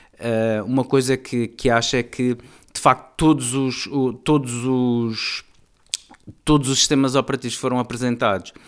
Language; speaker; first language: Portuguese; native; Portuguese